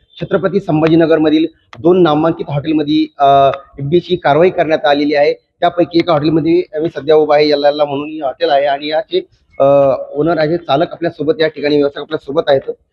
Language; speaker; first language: Marathi; native; Marathi